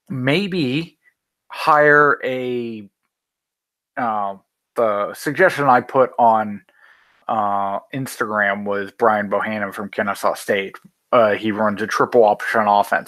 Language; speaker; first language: English; native; English